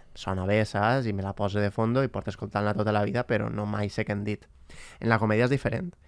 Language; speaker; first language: Catalan; native; Catalan